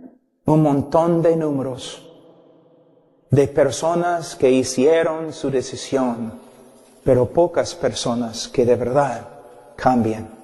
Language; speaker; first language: Spanish; non-native, fluent; English